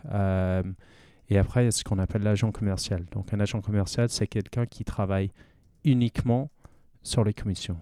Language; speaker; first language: French; non-native, fluent; English